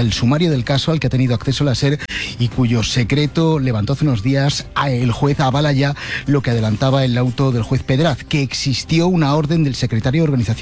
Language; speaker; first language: Spanish; native; Spanish